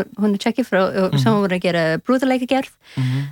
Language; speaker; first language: Icelandic; non-native, learner; English